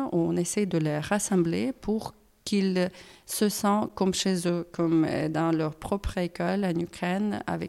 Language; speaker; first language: French; non-native, fluent; Ukrainian